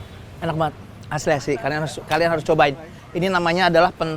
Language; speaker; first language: Indonesian; native; Indonesian